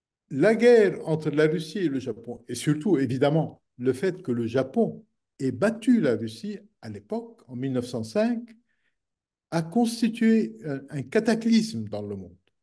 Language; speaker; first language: French; non-native, local second language; Arabic